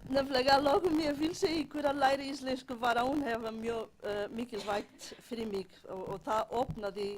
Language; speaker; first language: Icelandic; non-native, fluent; Portuguese